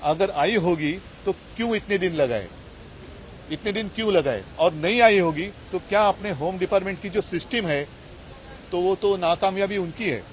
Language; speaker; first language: Hindi; non-native, local second language; Marathi